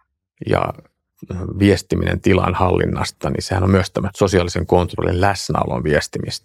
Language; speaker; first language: Finnish; native; Finnish